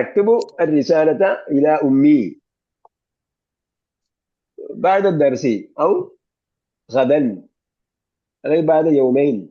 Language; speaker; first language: Arabic; non-native, fluent; Malayalam